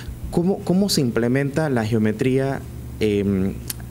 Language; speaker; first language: Spanish; native; Spanish